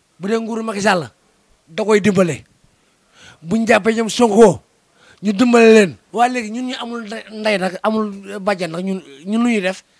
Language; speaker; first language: Wolof; native; Wolof